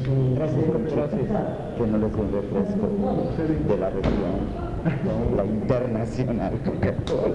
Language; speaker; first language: Spanish; native; Spanish